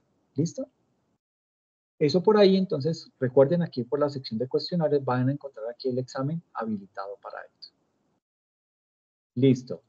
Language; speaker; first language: Spanish; native; Spanish